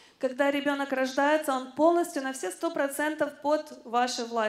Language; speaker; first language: Russian; native; Russian